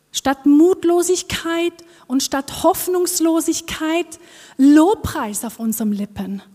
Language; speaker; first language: German; non-native, fluent; Norwegian